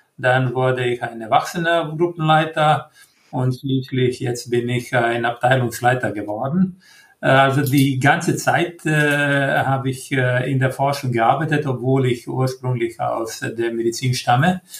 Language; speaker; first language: German; non-native, fluent; Croatian